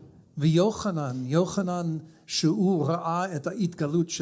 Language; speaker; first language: Hebrew; non-native, fluent; English